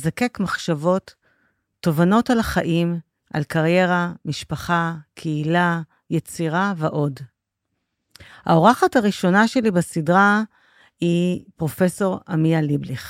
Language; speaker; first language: Hebrew; native; Hebrew